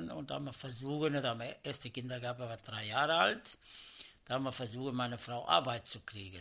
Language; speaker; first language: German; non-native, learner; Italian